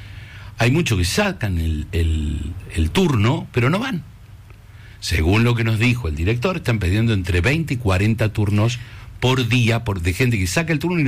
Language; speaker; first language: Spanish; native; Spanish